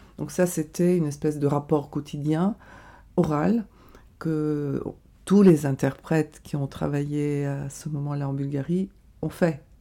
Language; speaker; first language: French; non-native, fluent; Bulgarian